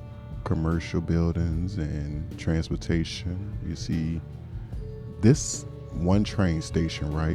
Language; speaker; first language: English; native; English